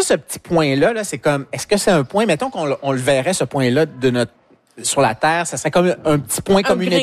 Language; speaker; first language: French; native; French